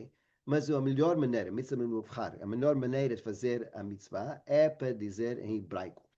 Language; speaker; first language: Portuguese; non-native, fluent; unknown